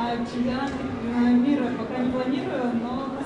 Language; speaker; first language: Russian; native; Russian